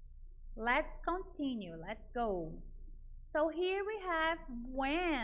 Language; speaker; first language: English; non-native, fluent; Portuguese